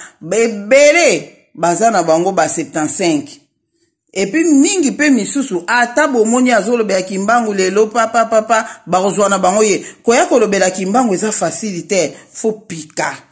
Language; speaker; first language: Lingala; non-native, local second language; Kongo